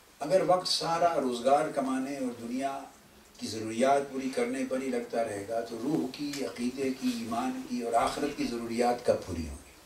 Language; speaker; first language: Urdu; non-native, local second language; Punjabi